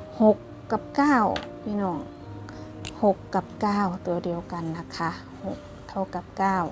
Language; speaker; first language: Thai; non-native, local second language; Northeastern Thai